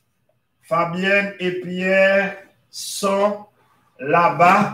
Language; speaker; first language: French; non-native, local second language; Haitian Creole